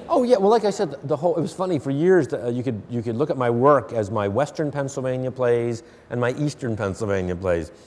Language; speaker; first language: English; native; English